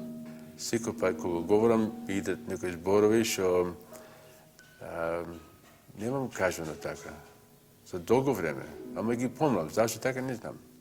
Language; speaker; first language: Macedonian; early bilingual, heritage; Macedonian